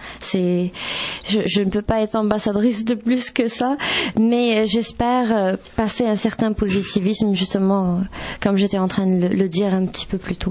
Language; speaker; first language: French; non-native, local second language; Arabic